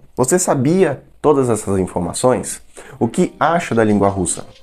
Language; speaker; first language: Portuguese; non-native, fluent; Russian